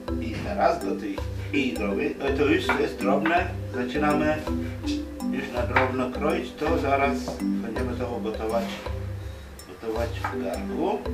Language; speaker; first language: Polish; non-native, fluent; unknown